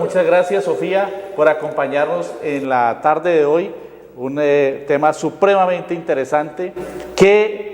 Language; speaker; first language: Spanish; native; Spanish